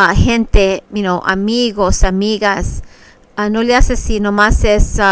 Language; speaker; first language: Spanish; early bilingual, other home language; English